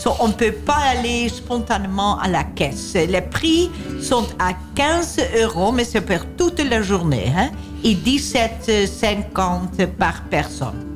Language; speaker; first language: French; non-native, learner; Dutch